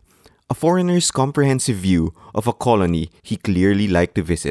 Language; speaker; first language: English; non-native, local second language; Filipino